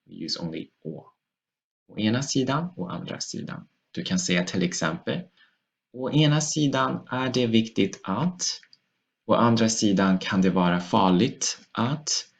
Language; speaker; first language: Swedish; non-native, fluent; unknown